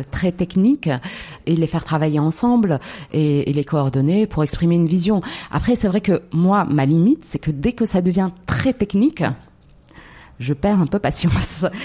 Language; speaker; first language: French; non-native, local second language; Arabic